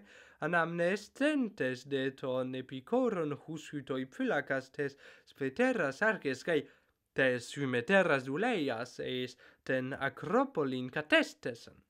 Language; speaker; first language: Greek; non-native, fluent; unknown